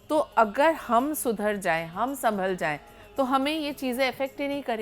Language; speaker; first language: Hindi; native; Hindi